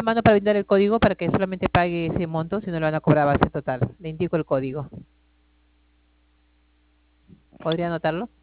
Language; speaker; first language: Spanish; native; Spanish